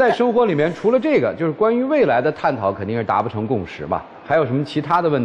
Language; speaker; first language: Chinese; native; Chinese